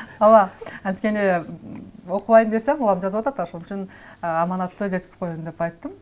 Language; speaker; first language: Kyrgyz; native; Kyrgyz